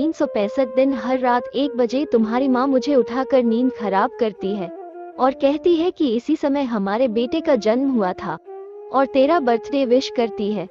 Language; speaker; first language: Hindi; native; Hindi